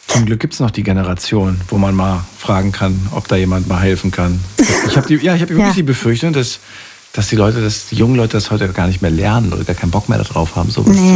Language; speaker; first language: German; native; German